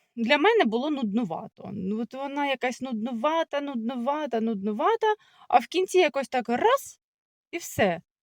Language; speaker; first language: Ukrainian; native; Ukrainian